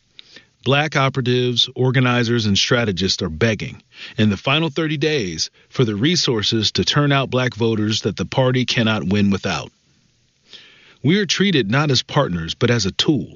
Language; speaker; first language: English; native; English